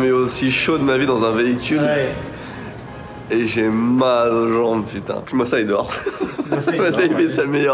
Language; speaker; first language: French; native; French